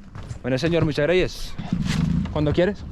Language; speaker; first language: Spanish; non-native, fluent; English